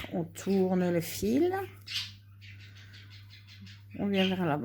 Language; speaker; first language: French; native; French